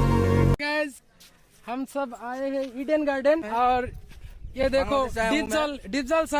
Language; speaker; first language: Hindi; non-native, learner; Bangla